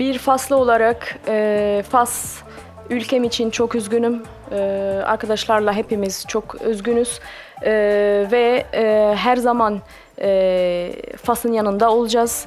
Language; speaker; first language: Turkish; non-native, fluent; Arabic